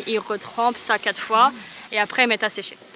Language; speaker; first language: French; native; French